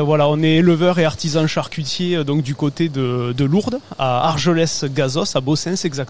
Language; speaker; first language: French; native; French